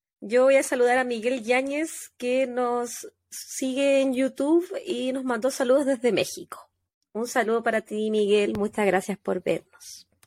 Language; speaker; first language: Spanish; native; Spanish